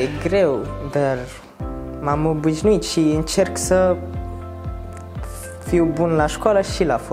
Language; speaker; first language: Romanian; non-native, learner; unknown